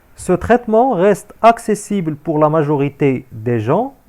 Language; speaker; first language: French; non-native, local second language; Arabic